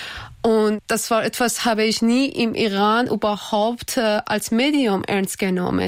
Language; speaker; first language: German; non-native, learner; Persian